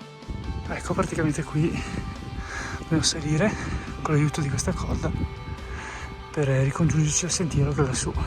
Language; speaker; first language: Italian; native; Italian